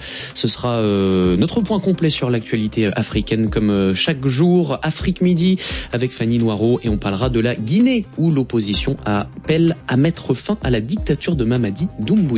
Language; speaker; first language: French; native; French